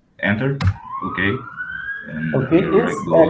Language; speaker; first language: English; non-native, fluent; Portuguese